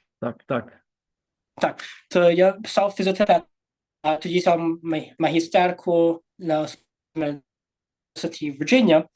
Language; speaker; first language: Polish; early bilingual, heritage; English